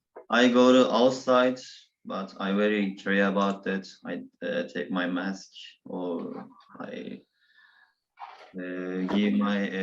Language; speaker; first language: English; non-native, learner; Turkish